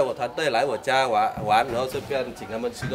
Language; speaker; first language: Chinese; non-native, fluent; Vietnamese